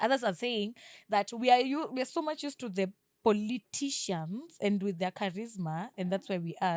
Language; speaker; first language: English; non-native, local second language; Swahili